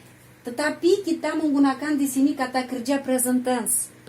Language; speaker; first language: Indonesian; non-native, fluent; Russian